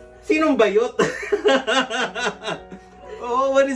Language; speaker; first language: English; non-native, local second language; Filipino